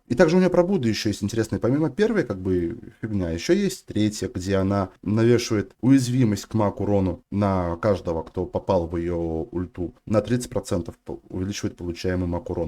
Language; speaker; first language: Russian; native; Russian